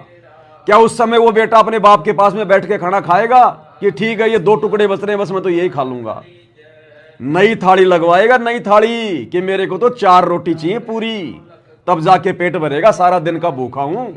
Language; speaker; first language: Hindi; native; Hindi